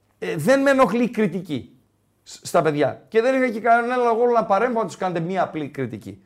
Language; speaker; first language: Greek; native; Greek